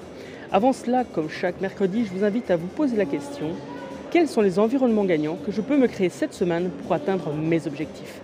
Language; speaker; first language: French; native; French